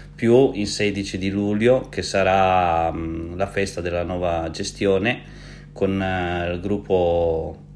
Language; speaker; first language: Italian; non-native, fluent; Romanian